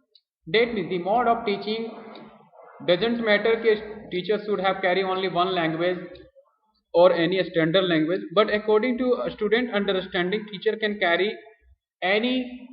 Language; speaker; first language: English; non-native, local second language; Hindi